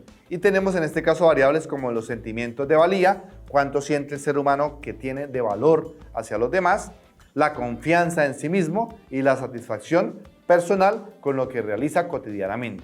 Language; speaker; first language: Spanish; native; Spanish